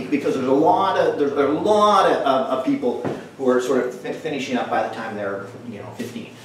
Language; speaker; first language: English; native; English